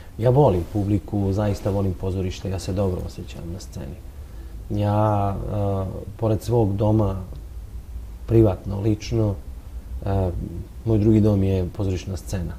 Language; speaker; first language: Serbian; native; Serbian